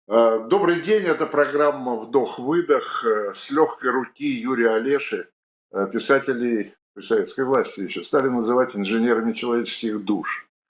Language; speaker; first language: Russian; native; Russian